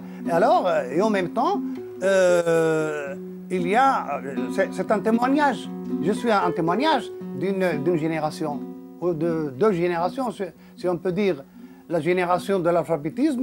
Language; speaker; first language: French; non-native, local second language; Arabic